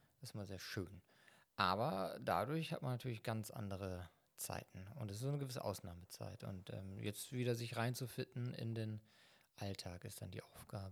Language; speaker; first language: German; native; German